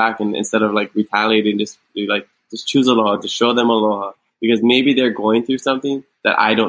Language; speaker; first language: English; native; English